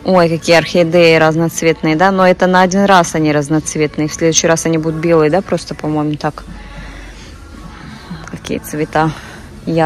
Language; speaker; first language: Russian; native; Russian